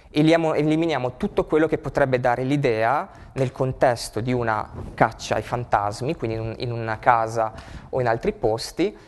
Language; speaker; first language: Italian; native; Italian